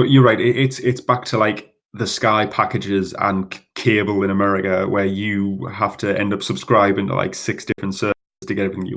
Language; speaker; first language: English; native; English